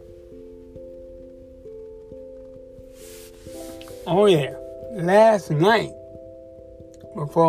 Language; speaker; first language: English; native; English